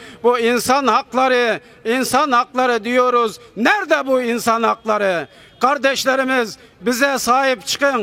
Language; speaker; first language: Turkish; non-native, fluent; Uyghur